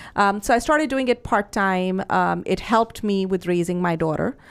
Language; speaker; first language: English; non-native, local second language; Punjabi